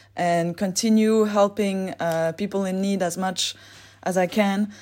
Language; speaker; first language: English; non-native, fluent; French